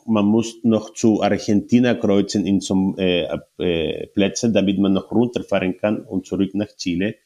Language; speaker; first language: German; non-native, learner; Spanish